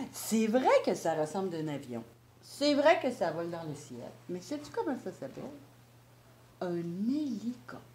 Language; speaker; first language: French; native; French